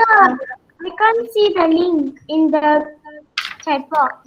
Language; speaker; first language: English; non-native, local second language; Tamil